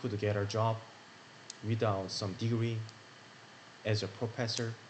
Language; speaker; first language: English; non-native, learner; Korean